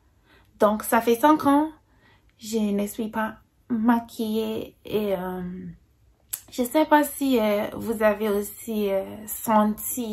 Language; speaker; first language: French; non-native, fluent; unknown